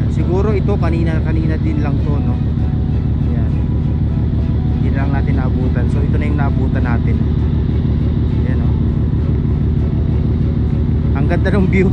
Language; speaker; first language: Filipino; native; Filipino